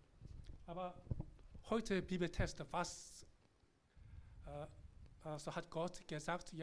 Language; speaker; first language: German; non-native, learner; Korean